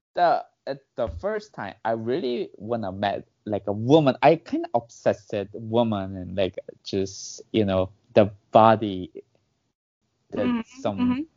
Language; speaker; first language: English; non-native, fluent; Korean